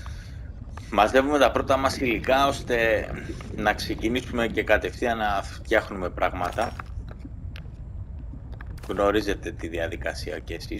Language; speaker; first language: Greek; native; Greek